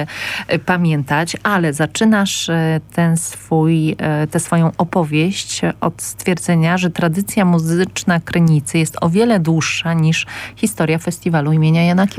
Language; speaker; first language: Polish; native; Polish